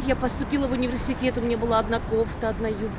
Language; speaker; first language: Russian; native; Russian